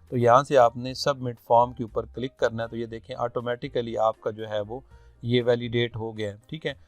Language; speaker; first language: Urdu; non-native, local second language; Punjabi